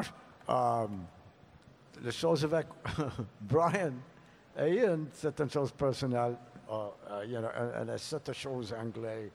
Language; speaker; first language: French; non-native, learner; English